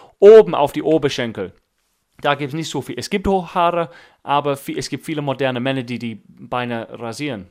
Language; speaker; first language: German; non-native, fluent; English